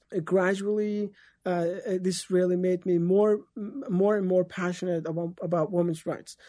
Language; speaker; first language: English; non-native, fluent; Persian